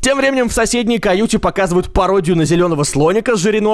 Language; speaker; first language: Russian; native; Russian